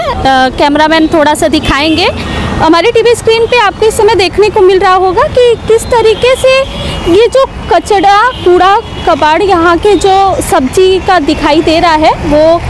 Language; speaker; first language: Hindi; native; Hindi